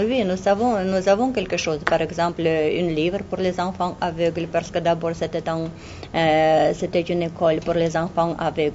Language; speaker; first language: French; non-native, fluent; Russian